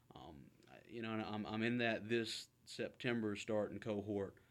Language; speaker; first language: English; native; English